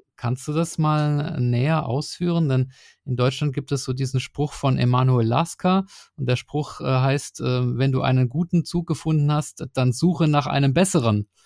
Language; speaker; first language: German; native; German